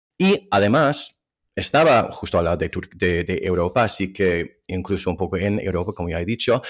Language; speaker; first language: Spanish; non-native, fluent; English